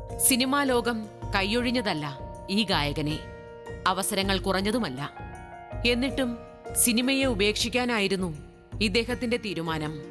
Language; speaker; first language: Malayalam; native; Malayalam